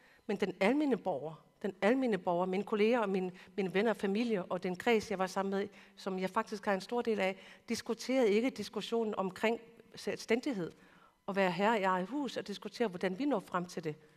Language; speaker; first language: Danish; non-native, local second language; Kalaallisut